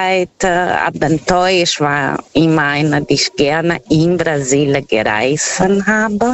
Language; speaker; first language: German; non-native, learner; Portuguese